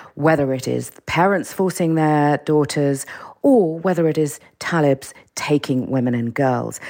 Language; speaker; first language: English; native; English